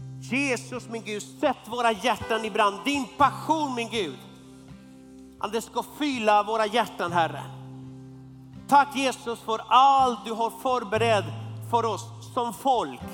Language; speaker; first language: Swedish; non-native, fluent; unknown